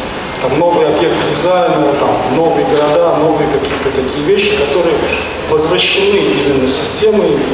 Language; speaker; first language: Russian; native; Russian